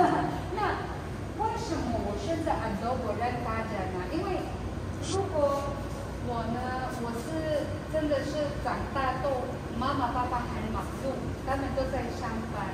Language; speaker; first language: Chinese; non-native, fluent; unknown